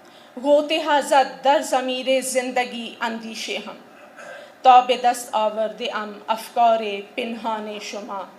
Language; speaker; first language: Persian; non-native, fluent; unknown